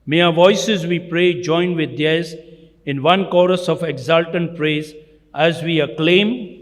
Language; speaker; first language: English; non-native, local second language; Gujarati